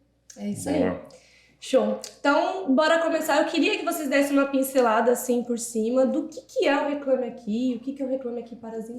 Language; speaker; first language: Portuguese; native; Portuguese